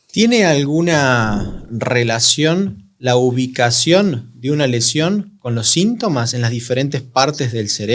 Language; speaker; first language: Spanish; native; Spanish